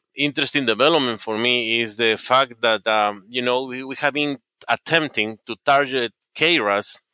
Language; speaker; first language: English; non-native, fluent; Spanish